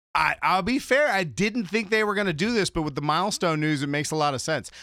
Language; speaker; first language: English; native; English